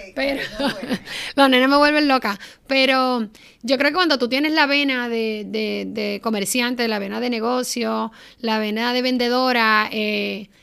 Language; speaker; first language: Spanish; native; Spanish